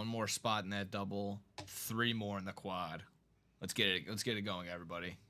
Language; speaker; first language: English; native; English